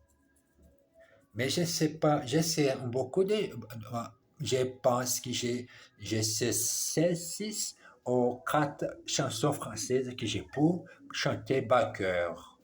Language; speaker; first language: French; non-native, learner; English